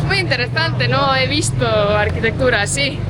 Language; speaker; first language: Spanish; non-native, fluent; Estonian